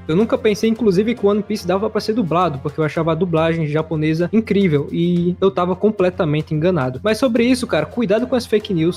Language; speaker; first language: Portuguese; native; Portuguese